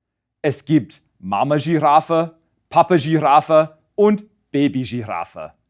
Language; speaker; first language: German; non-native, fluent; English